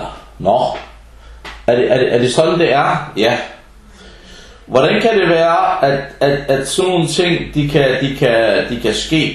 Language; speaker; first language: Danish; non-native, fluent; Arabic